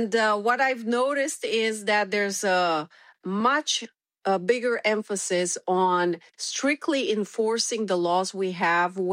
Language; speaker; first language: English; non-native, fluent; Romanian